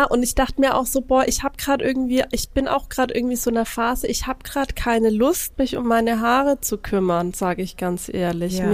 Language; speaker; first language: German; native; German